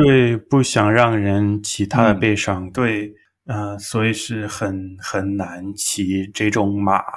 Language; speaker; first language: Chinese; non-native, learner; English